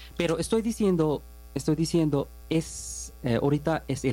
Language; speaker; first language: Spanish; non-native, learner; Bangla